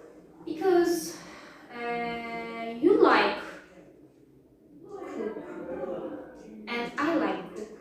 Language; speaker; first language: English; non-native, learner; Turkish